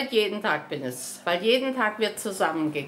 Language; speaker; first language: German; native; German